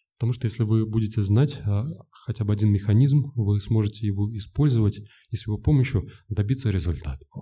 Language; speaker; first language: Russian; native; Russian